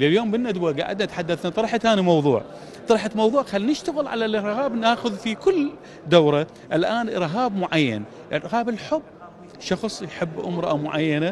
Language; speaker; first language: Arabic; native; Arabic